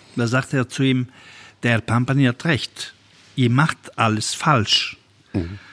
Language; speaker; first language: German; non-native, fluent; Italian